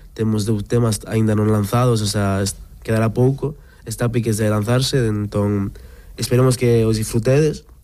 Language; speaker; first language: Galician; non-native, local second language; Spanish